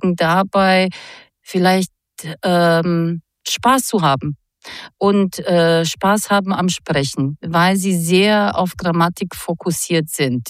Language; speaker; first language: German; non-native, fluent; Croatian